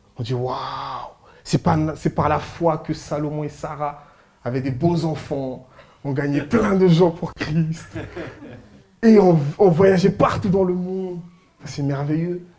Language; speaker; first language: French; early bilingual, other home language; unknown